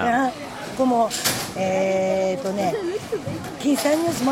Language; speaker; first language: Spanish; non-native, learner; Japanese